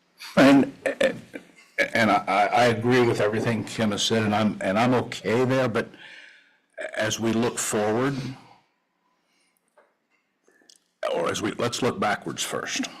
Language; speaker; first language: English; native; English